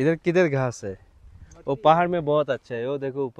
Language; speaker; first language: Hindi; non-native, learner; Bangla